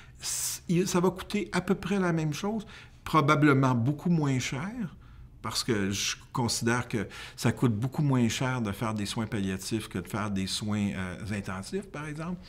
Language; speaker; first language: French; native; French